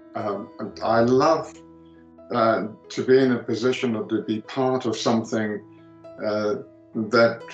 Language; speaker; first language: English; early bilingual, other home language; Greek